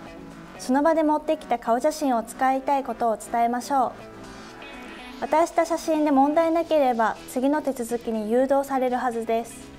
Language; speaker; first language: Japanese; native; Japanese